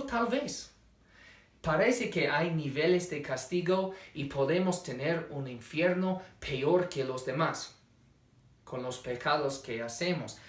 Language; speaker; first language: Spanish; non-native, fluent; English